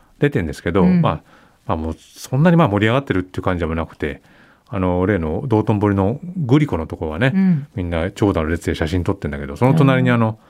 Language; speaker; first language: Japanese; native; Japanese